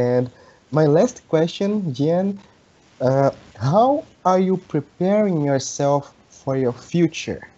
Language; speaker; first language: English; non-native, learner; Portuguese